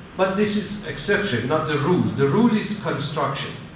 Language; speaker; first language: English; non-native, fluent; Persian